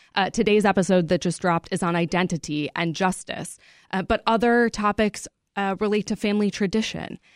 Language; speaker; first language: English; native; English